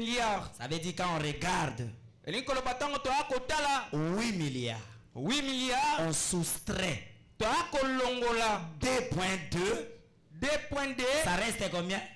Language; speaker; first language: French; non-native, local second language; Lingala